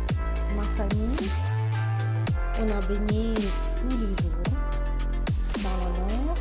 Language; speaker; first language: French; non-native, learner; Russian